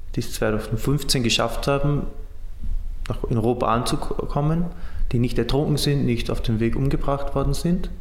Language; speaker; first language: German; native; German